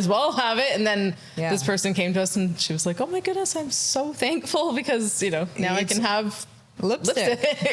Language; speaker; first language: English; native; English